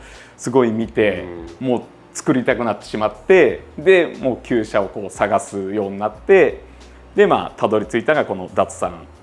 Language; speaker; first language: Japanese; native; Japanese